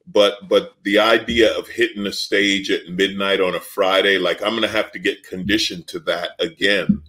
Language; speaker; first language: English; native; English